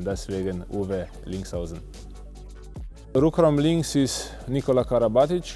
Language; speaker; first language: German; non-native, fluent; Slovenian